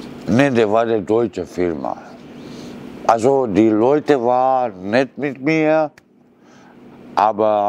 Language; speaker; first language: German; non-native, learner; Romanian